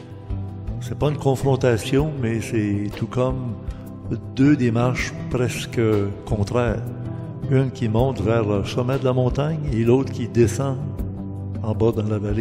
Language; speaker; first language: French; native; French